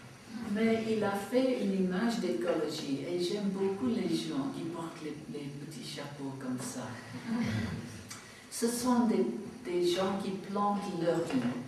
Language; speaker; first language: French; non-native, fluent; English